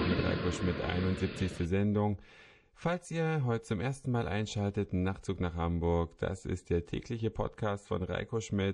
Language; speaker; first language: German; native; German